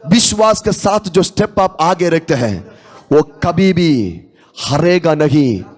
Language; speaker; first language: Hindi; non-native, local second language; Malayalam